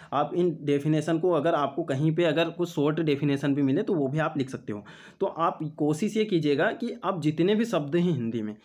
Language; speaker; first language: Hindi; native; Hindi